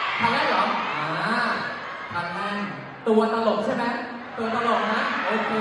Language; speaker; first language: Thai; native; Thai